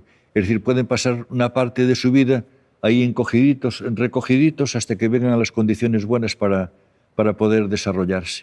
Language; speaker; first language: Spanish; native; Spanish